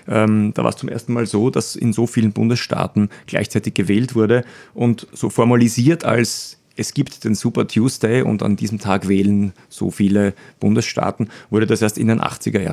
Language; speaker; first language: German; native; German